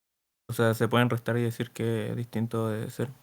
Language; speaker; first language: Spanish; native; Spanish